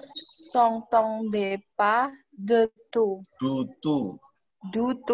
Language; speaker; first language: French; non-native, learner; Indonesian